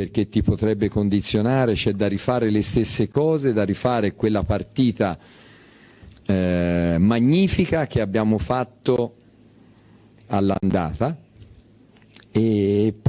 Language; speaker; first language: Italian; native; Italian